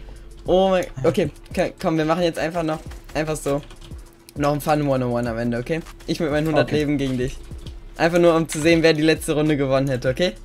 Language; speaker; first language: German; native; German